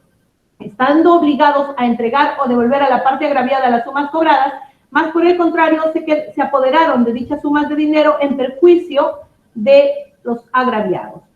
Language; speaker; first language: Spanish; native; Spanish